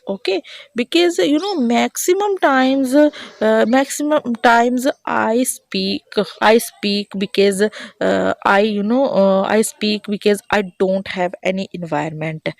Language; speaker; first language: English; non-native, learner; Hindi